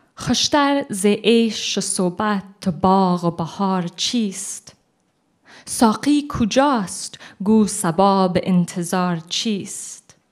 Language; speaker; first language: Persian; early bilingual, heritage; Persian